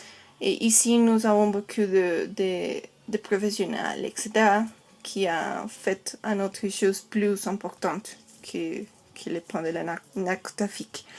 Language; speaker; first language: French; non-native, learner; Spanish